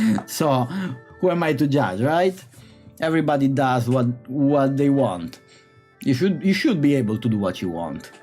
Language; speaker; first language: English; non-native, fluent; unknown